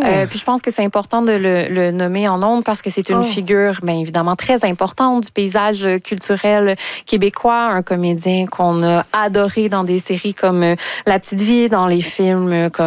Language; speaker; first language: French; native; French